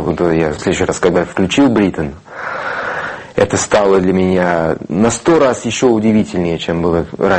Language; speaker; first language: Russian; non-native, fluent; English